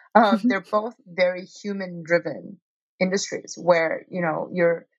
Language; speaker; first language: English; early bilingual, heritage; Chinese